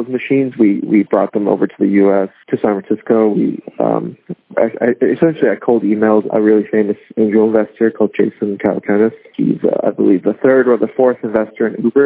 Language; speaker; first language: English; non-native, local second language; Cantonese